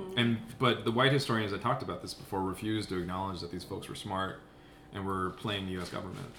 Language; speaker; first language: English; early bilingual, other home language; Spanish